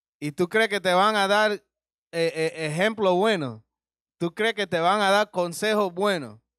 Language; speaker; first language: Spanish; early bilingual, heritage; Spanish